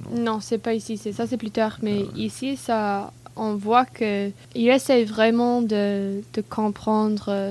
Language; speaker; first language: French; non-native, learner; English